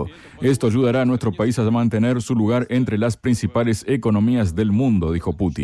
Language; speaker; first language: Spanish; native; Spanish